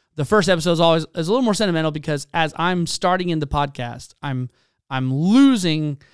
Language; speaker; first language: English; native; English